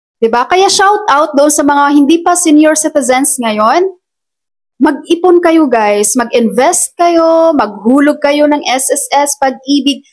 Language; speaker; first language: Filipino; non-native, local second language; Cebuano